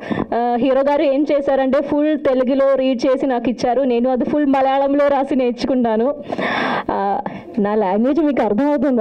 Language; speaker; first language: Telugu; non-native, learner; Malayalam